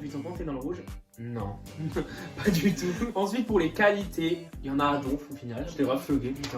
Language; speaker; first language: French; native; French